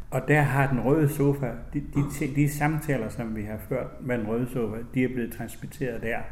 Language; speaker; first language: Danish; native; Danish